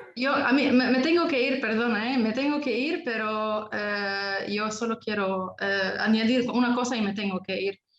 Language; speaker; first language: Spanish; non-native, fluent; Arabic